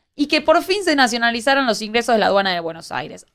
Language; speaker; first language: Spanish; native; Spanish